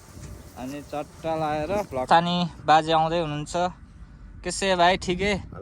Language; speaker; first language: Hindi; non-native, learner; Nepali